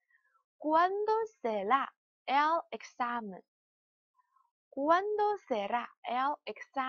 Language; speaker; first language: Spanish; non-native, fluent; Chinese